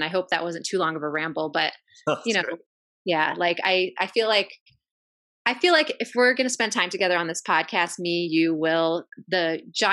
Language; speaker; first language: English; native; English